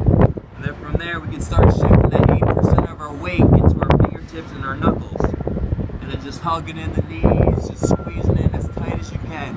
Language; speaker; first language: English; native; English